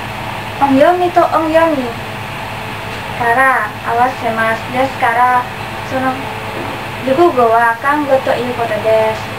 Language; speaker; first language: Japanese; non-native, learner; Indonesian